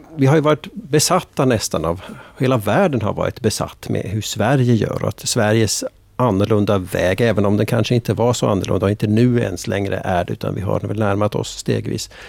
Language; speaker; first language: Swedish; native; Swedish